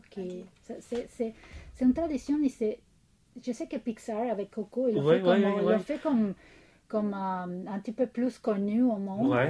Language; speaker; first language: French; non-native, fluent; Spanish